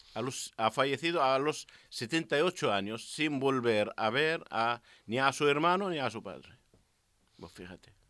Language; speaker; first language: Spanish; non-native, learner; Arabic